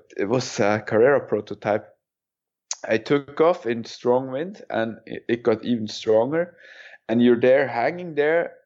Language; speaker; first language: English; non-native, fluent; German